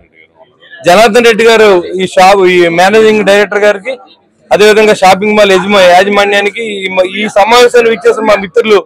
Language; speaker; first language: Telugu; native; Telugu